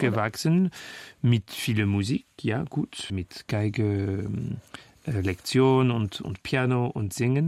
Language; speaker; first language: German; non-native, fluent; French